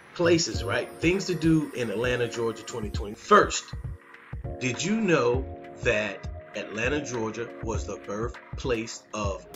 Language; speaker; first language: English; native; English